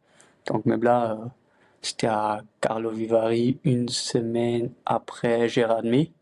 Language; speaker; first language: French; non-native, fluent; Luxembourgish